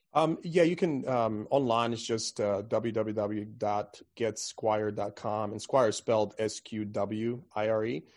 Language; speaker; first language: English; non-native, fluent; Croatian